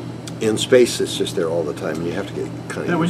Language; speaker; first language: English; native; English